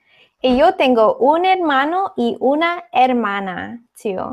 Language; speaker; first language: Spanish; non-native, fluent; English